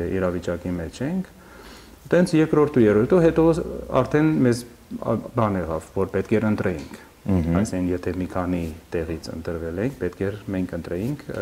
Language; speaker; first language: Armenian; early bilingual, heritage; Armenian